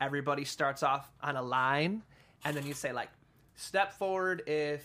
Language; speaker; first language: English; native; English